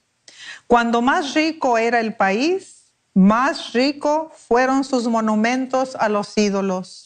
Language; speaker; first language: Spanish; native; Spanish